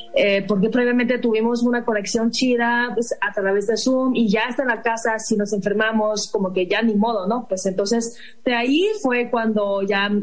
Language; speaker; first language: Spanish; non-native, fluent; Chinese